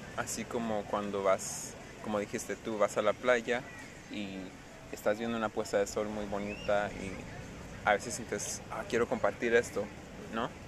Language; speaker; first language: Spanish; early bilingual, heritage; Spanish